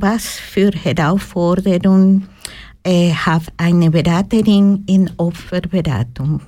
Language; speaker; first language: German; non-native, learner; Spanish